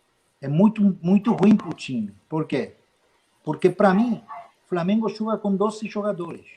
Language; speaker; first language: Portuguese; non-native, fluent; Spanish